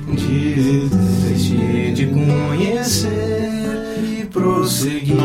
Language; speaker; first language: Portuguese; native; Portuguese